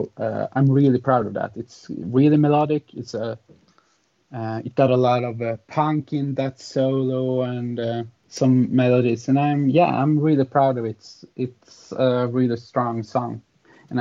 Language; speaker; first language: English; non-native, fluent; Swedish